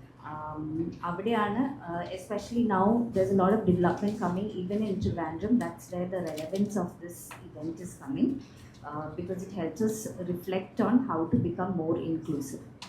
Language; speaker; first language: English; non-native, local second language; Malayalam